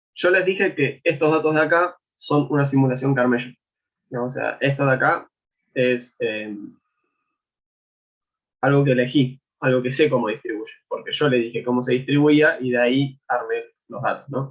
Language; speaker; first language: Spanish; native; Spanish